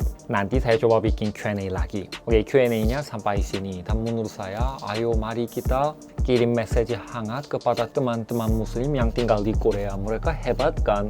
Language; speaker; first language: Indonesian; non-native, fluent; Korean